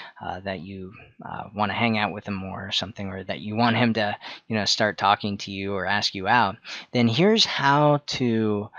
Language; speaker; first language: English; native; English